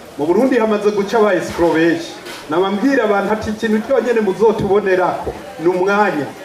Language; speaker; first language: Rundi; early bilingual, heritage; Rundi